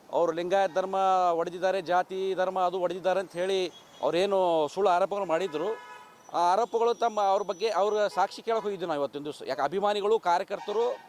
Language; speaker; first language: Kannada; native; Kannada